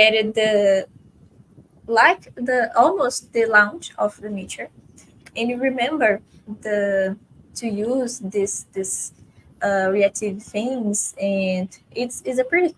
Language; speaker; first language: English; non-native, fluent; Portuguese